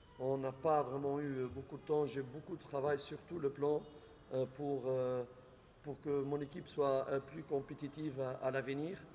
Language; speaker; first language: French; non-native, local second language; Arabic